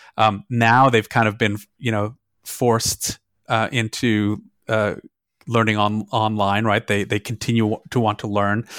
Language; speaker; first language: English; non-native, fluent; German